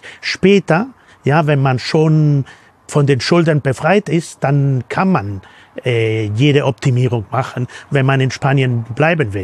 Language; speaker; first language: German; non-native, fluent; Spanish